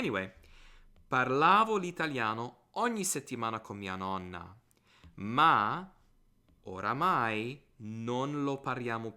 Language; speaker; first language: Italian; non-native, fluent; English